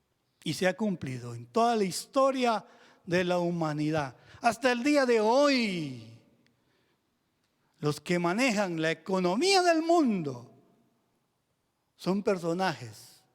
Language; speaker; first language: Spanish; native; Spanish